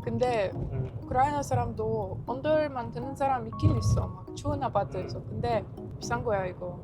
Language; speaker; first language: Korean; non-native, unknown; Ukrainian